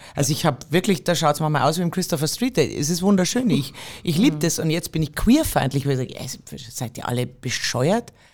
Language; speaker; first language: German; native; German